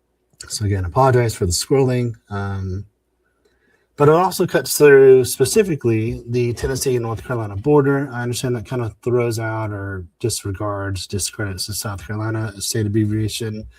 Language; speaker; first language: English; native; English